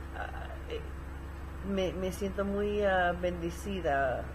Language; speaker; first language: Spanish; early bilingual, heritage; Spanish